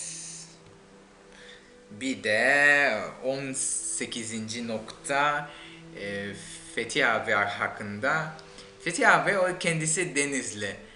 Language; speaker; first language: Turkish; non-native, fluent; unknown